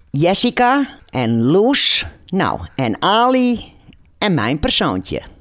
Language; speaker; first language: Dutch; non-native, local second language; Western Frisian